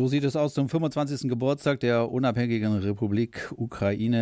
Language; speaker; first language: German; native; German